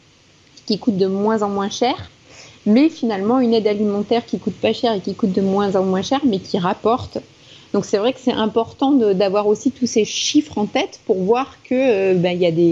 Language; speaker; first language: French; native; French